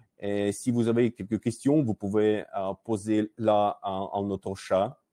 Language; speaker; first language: French; non-native, learner; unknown